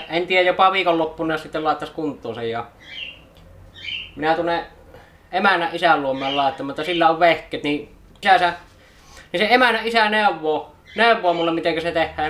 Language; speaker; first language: Finnish; native; Finnish